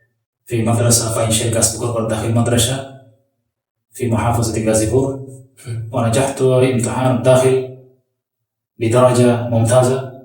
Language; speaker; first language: Arabic; non-native, learner; Bangla